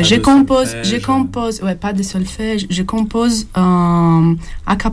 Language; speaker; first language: French; non-native, fluent; Portuguese